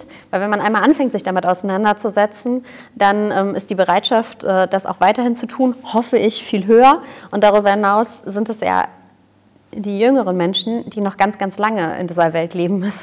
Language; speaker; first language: German; native; German